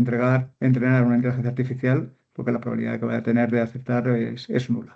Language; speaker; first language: Spanish; native; Spanish